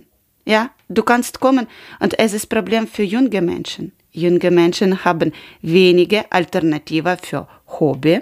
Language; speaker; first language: German; non-native, learner; Ukrainian